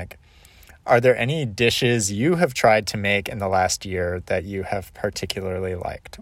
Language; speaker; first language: English; native; English